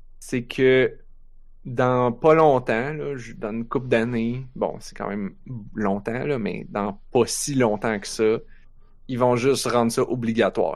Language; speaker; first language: French; native; French